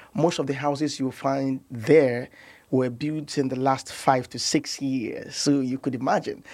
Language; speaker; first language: English; non-native, local second language; Igbo